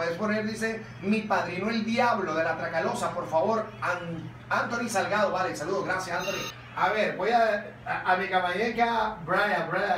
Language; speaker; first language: Spanish; native; Spanish